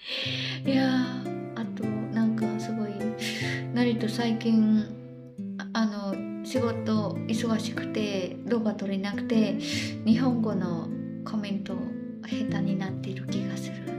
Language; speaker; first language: Japanese; non-native, learner; Khmer